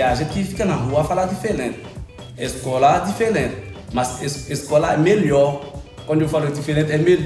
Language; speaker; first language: Portuguese; non-native, learner; Haitian Creole